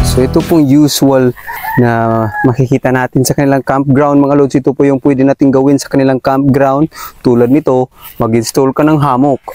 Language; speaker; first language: Filipino; non-native, local second language; Cebuano